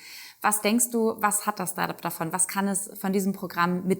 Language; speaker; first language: German; native; German